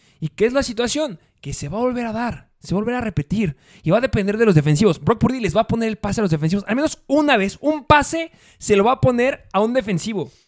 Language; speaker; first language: Spanish; native; Spanish